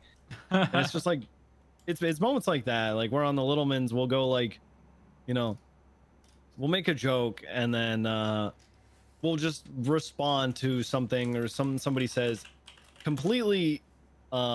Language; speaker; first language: English; native; English